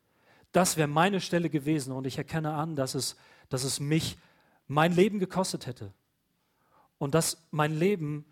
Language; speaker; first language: German; native; German